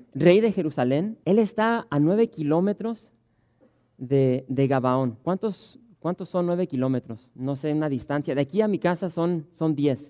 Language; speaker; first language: Spanish; early bilingual, heritage; Spanish